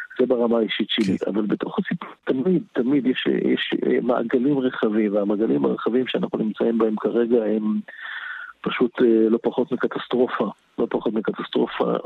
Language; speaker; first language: Hebrew; native; Hebrew